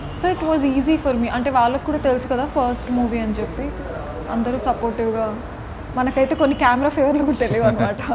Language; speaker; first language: Telugu; non-native, local second language; Marathi